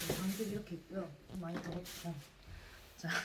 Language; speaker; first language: Korean; native; Korean